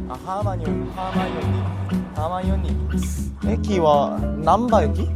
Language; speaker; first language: Japanese; non-native, learner; Korean